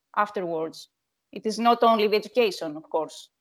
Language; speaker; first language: English; non-native, learner; Greek